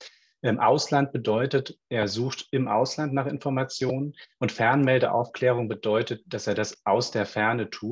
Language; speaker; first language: German; native; German